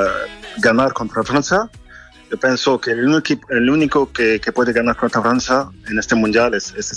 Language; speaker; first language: Spanish; non-native, fluent; French